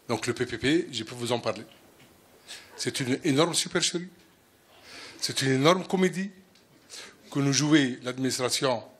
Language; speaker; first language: French; non-native, local second language; Arabic